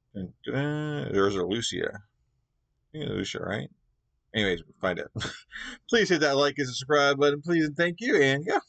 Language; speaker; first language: English; native; English